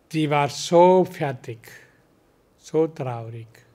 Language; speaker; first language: German; non-native, learner; Hindi